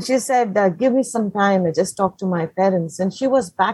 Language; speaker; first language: English; non-native, local second language; Konkani